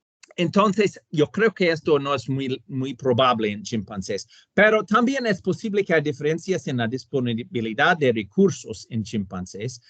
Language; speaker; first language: Spanish; non-native, fluent; English